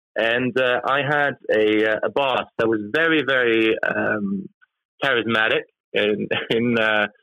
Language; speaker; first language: English; non-native, fluent; Norwegian